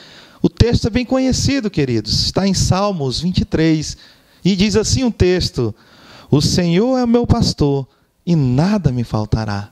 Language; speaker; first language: Portuguese; native; Portuguese